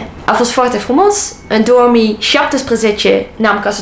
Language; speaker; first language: Romanian; non-native, learner; English